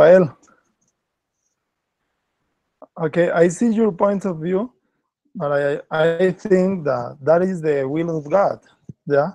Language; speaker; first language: English; non-native, learner; Spanish